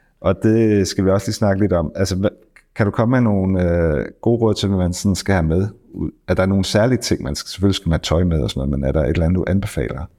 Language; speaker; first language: Danish; native; Danish